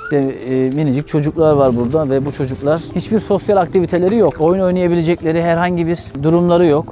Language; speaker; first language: Turkish; native; Turkish